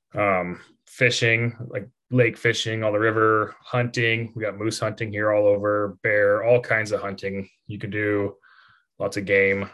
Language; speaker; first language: English; native; English